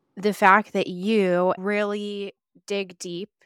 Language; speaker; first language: English; early bilingual, other home language; Filipino